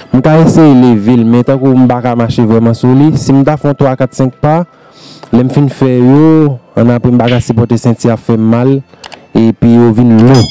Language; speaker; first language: Haitian Creole; native; Haitian Creole